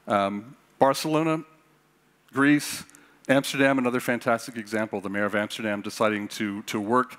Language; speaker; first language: English; native; English